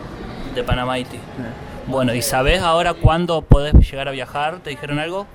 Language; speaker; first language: Spanish; native; Spanish